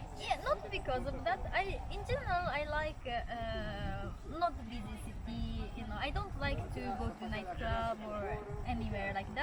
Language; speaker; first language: English; non-native, fluent; Japanese